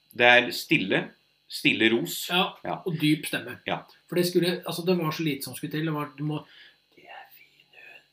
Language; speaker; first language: Norwegian; native; Norwegian